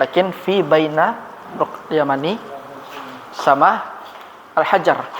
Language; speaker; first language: Arabic; non-native, fluent; Indonesian